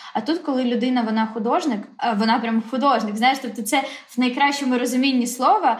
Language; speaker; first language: Ukrainian; native; Ukrainian